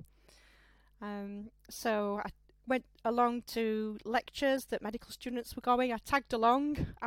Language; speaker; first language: English; native; English